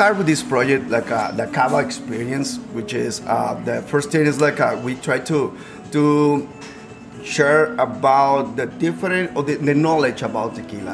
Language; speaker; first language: English; non-native, fluent; Spanish